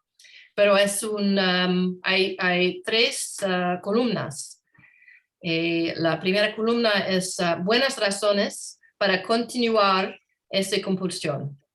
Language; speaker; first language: Spanish; non-native, learner; English